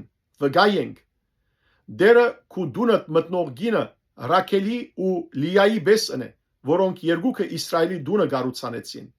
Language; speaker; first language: Armenian; native; Armenian